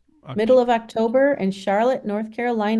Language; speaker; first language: English; native; English